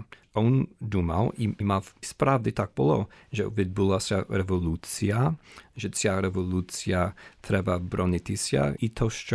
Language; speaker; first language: Ukrainian; non-native, fluent; English